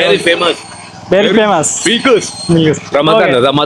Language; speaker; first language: English; non-native, learner; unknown